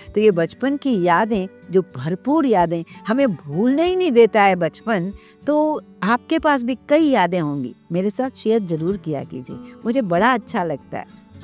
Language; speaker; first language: Hindi; non-native, local second language; Sindhi